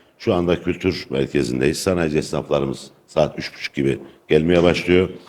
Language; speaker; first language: Turkish; native; Turkish